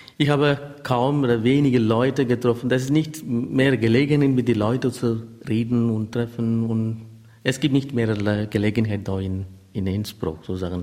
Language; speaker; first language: German; non-native, learner; Tamil